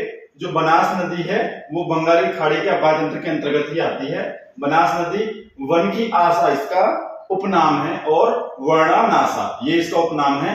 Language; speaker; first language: Hindi; native; Hindi